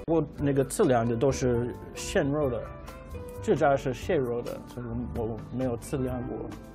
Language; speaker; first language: Chinese; non-native, fluent; English